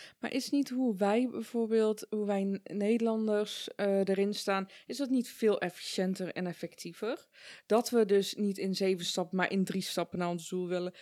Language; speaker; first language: Dutch; early bilingual, other home language; Persian